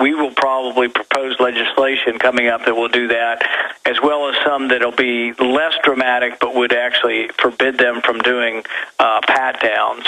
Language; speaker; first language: English; native; English